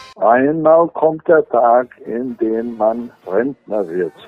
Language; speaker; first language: German; early bilingual, heritage; Portuguese